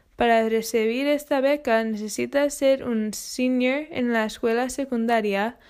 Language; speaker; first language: Spanish; non-native, fluent; English